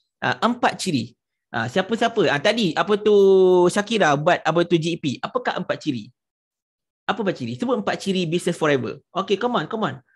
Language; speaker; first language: Malay; native; Malay